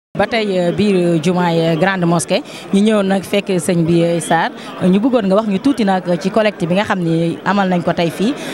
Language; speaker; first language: Wolof; native; Wolof